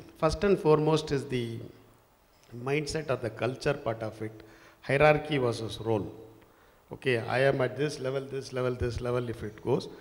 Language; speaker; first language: English; non-native, local second language; Tamil